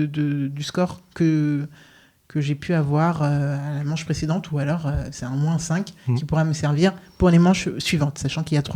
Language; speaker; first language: French; native; French